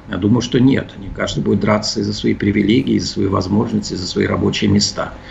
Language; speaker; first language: Russian; early bilingual, heritage; Russian